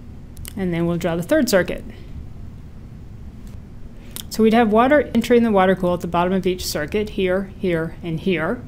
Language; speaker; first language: English; native; English